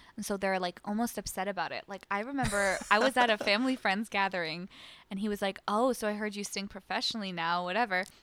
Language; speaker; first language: English; early bilingual, other home language; Arabic